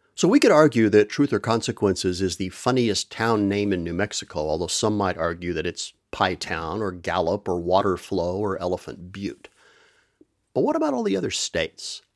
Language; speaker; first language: English; native; English